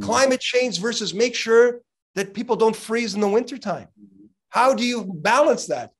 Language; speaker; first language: English; native; English